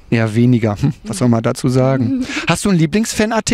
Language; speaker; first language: German; native; German